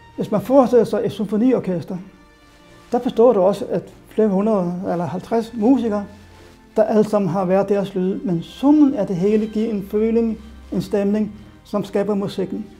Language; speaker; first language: Danish; non-native, local second language; Faroese